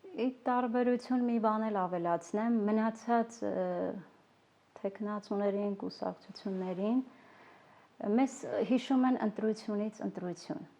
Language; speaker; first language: Armenian; non-native, local second language; Kurdish